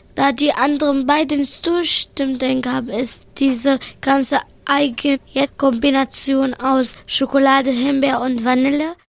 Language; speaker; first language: German; non-native, learner; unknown